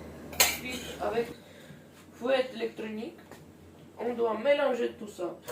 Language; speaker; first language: French; non-native, learner; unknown